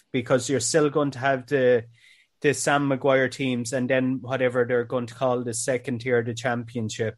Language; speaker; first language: English; native; English